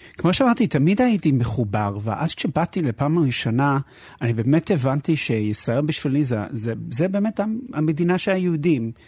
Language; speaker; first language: Hebrew; non-native, fluent; English